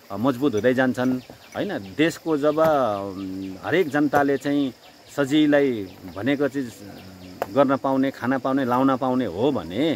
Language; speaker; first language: Nepali; native; Nepali